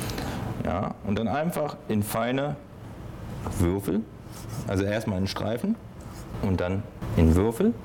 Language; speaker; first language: German; native; German